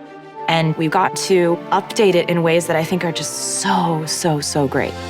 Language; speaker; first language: English; native; English